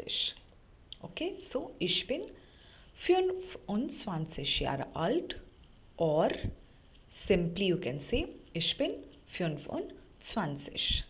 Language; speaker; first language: German; non-native, fluent; Hindi